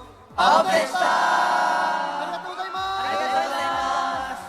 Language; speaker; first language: Japanese; non-native, learner; Korean